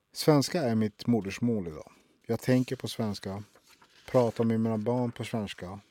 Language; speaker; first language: Swedish; early bilingual, other home language; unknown